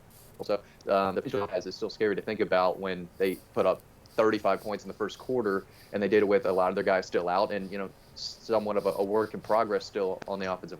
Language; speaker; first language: English; native; English